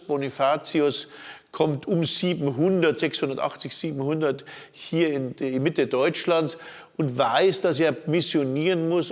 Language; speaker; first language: German; native; German